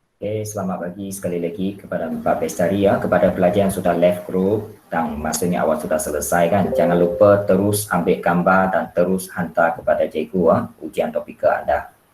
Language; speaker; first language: Malay; non-native, local second language; Chinese